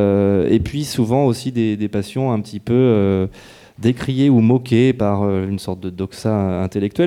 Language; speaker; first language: French; native; French